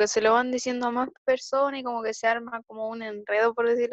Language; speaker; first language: Spanish; native; Spanish